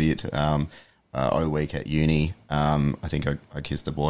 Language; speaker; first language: English; native; English